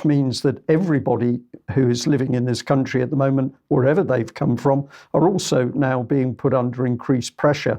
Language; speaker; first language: English; native; English